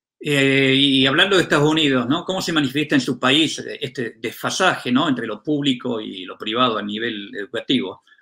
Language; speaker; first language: Spanish; native; Spanish